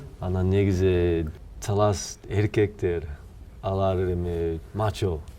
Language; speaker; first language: Kyrgyz; non-native, fluent; English